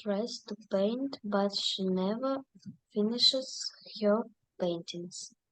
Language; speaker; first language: English; non-native, learner; Russian